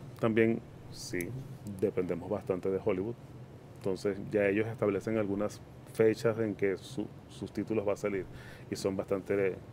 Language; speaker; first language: Spanish; native; Spanish